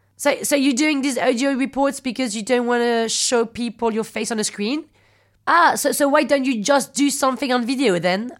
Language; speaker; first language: English; non-native, fluent; French